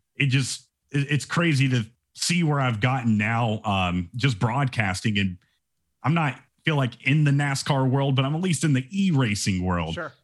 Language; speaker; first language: English; native; English